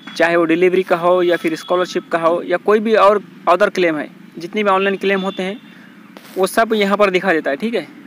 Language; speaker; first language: Hindi; non-native, local second language; Marathi